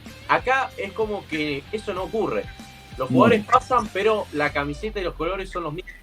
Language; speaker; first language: Spanish; native; Spanish